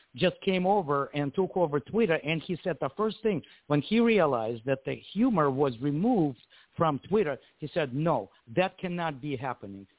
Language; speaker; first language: English; non-native, fluent; Ukrainian